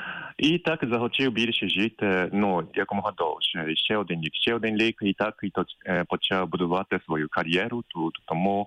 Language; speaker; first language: Ukrainian; non-native, fluent; Japanese